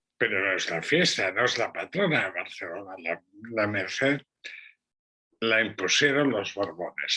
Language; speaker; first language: Spanish; non-native, local second language; Catalan